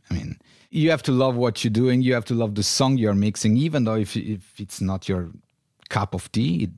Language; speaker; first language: English; non-native, fluent; Italian